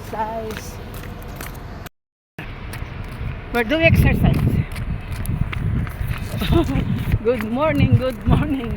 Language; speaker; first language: English; non-native, learner; Filipino